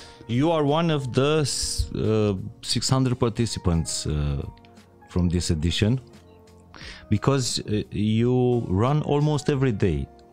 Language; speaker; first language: English; non-native, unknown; Romanian